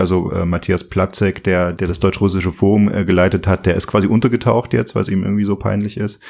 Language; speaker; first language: German; native; German